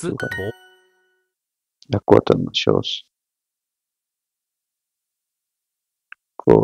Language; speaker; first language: Japanese; non-native, learner; Spanish